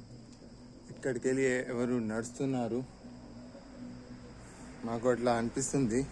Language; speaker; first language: Telugu; non-native, local second language; Hindi